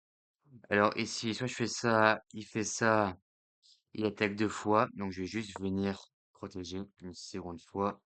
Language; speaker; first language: French; native; French